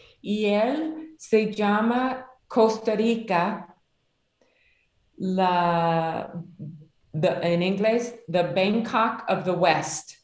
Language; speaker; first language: Spanish; non-native, learner; English